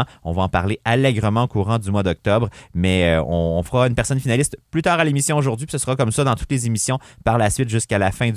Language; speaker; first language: French; native; French